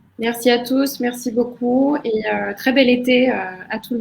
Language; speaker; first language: French; native; French